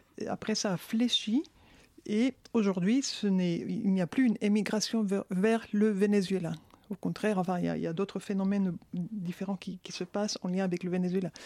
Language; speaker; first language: French; non-native, fluent; Spanish